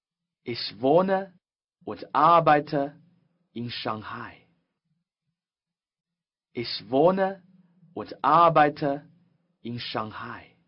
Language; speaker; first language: German; non-native, learner; Chinese